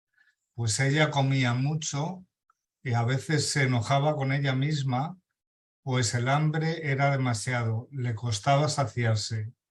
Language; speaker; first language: Spanish; native; Spanish